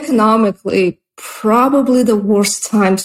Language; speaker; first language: English; non-native, fluent; Russian